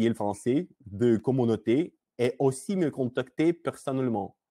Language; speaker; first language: French; non-native, fluent; Russian